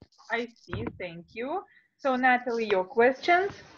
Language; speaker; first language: English; non-native, fluent; Russian